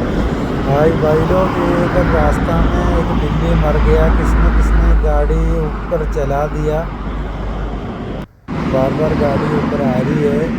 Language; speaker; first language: Hindi; non-native, local second language; Malayalam